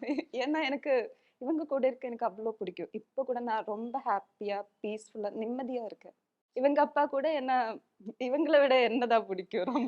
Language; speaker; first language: Tamil; non-native, local second language; Malayalam